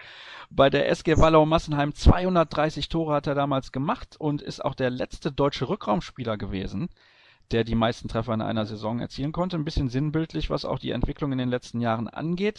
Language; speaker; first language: German; native; German